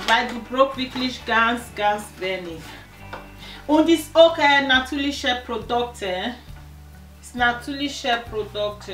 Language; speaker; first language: German; non-native, learner; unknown